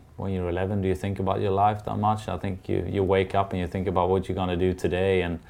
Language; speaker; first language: English; non-native, fluent; Swedish